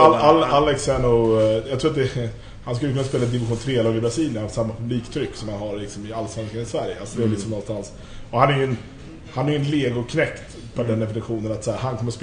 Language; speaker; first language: Swedish; native; Swedish